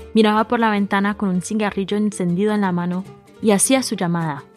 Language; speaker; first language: Spanish; early bilingual, heritage; Spanish